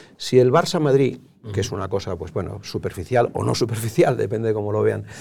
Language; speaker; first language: Spanish; native; Spanish